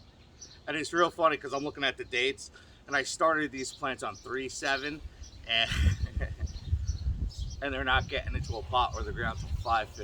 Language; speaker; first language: English; native; English